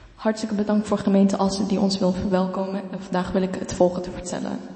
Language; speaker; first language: Dutch; non-native, fluent; Ukrainian